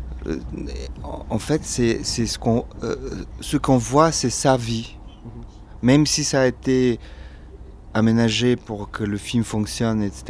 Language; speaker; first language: French; non-native, fluent; Bulgarian